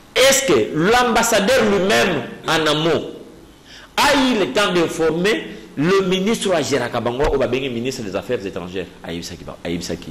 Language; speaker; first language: French; non-native, local second language; Luba-Lulua